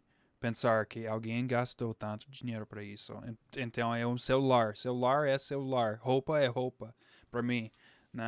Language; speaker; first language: Portuguese; non-native, fluent; English